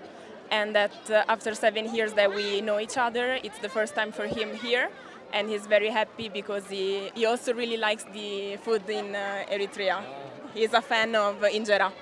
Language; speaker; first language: English; non-native, fluent; Italian